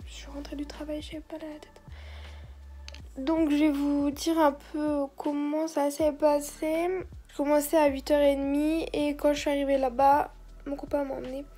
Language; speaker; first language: French; native; French